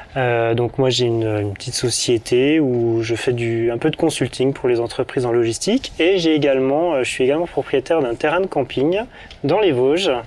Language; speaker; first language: French; native; French